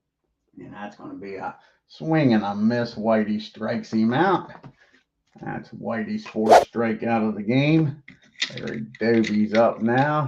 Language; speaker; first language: English; native; English